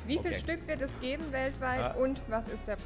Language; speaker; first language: German; native; German